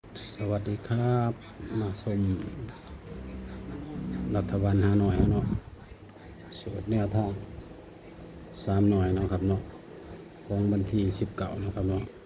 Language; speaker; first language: Thai; non-native, local second language; Lao